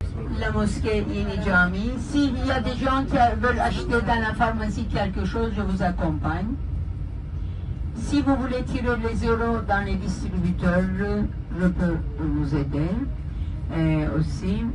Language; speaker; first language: French; non-native, fluent; Turkish